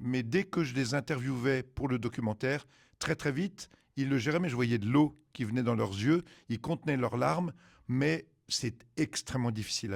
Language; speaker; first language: French; native; French